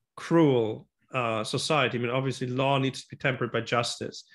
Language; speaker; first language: English; non-native, fluent; German